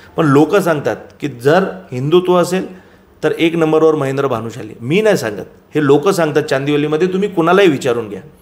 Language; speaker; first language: Marathi; non-native, local second language; Gujarati